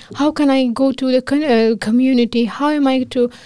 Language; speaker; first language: English; non-native, fluent; Pashto